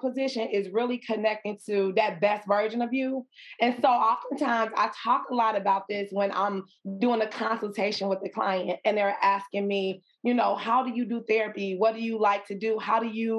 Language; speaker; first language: English; native; English